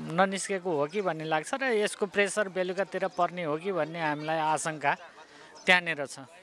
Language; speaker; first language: Nepali; native; Nepali